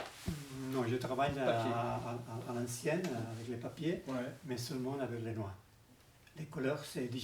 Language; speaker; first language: French; non-native, learner; Spanish